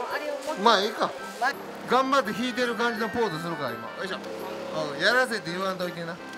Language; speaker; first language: Japanese; native; Japanese